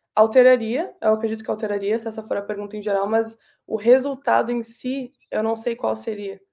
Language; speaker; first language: Portuguese; native; Portuguese